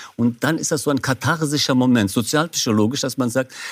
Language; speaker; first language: German; non-native, fluent; Kurdish